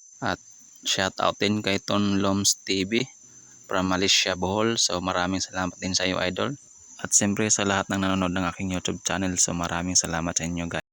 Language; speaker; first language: Filipino; non-native, local second language; Cebuano